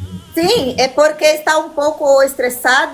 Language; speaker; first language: Spanish; non-native, learner; Portuguese